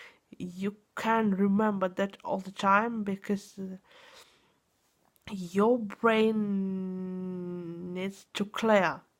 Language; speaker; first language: English; non-native, learner; Russian